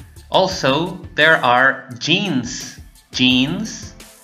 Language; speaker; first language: English; non-native, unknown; Spanish